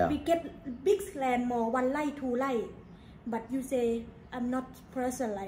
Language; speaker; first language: English; non-native, learner; Thai